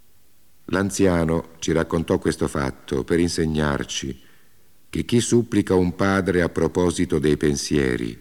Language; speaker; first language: Italian; native; Italian